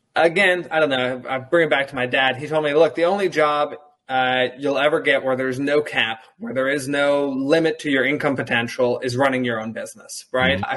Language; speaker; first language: English; early bilingual, other home language; German